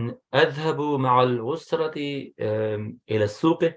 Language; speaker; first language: Arabic; non-native, learner; English